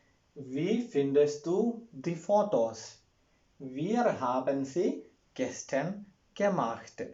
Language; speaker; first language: German; non-native, fluent; Malayalam